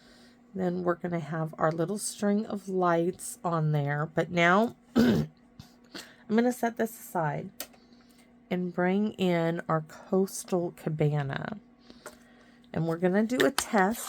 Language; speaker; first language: English; native; English